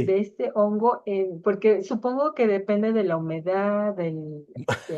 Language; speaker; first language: Spanish; native; Spanish